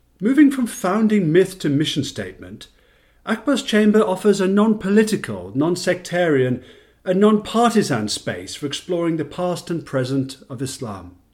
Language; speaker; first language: English; native; English